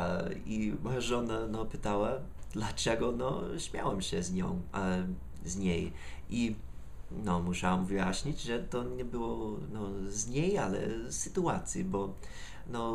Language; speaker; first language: Polish; non-native, learner; English